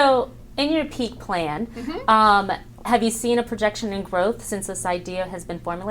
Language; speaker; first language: English; native; English